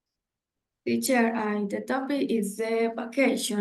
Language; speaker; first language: English; non-native, learner; Spanish